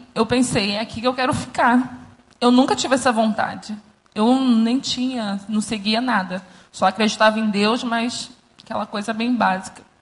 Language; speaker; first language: Portuguese; native; Portuguese